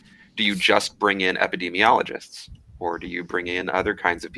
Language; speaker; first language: English; native; English